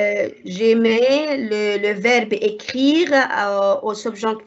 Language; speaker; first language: French; non-native, fluent; Arabic